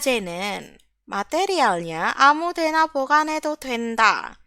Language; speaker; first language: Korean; non-native, fluent; Indonesian